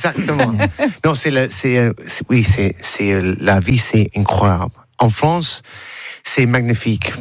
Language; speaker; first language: French; non-native, learner; English